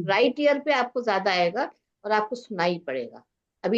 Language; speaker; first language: Hindi; native; Hindi